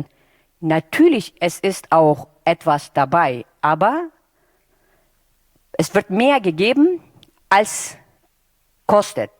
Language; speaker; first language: German; non-native, fluent; Turkish